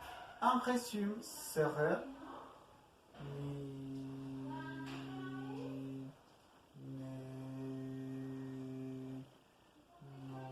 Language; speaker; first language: French; non-native, learner; Spanish